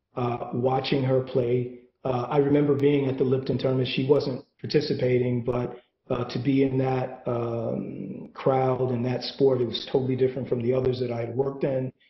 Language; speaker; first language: English; native; English